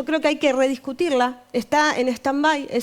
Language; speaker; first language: Spanish; native; Spanish